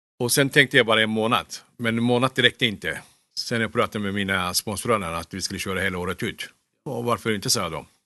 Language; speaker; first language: Swedish; non-native, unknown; Turkish